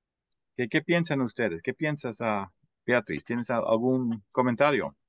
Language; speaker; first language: Spanish; non-native, fluent; English